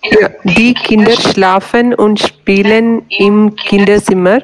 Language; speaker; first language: German; non-native, learner; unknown